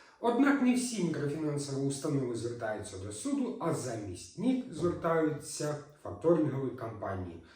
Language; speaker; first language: Ukrainian; native; Ukrainian